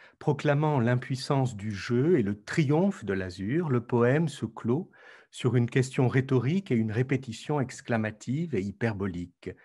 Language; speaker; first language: French; native; French